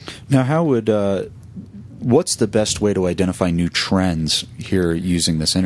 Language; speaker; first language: English; native; English